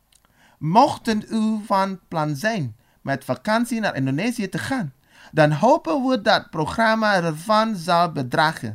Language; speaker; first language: Dutch; non-native, fluent; Indonesian